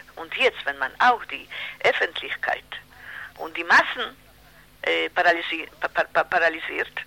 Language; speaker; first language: German; non-native, learner; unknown